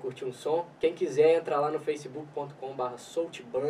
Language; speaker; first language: Portuguese; native; Portuguese